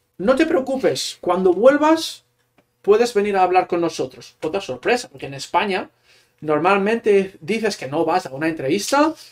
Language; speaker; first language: Spanish; non-native, local second language; Catalan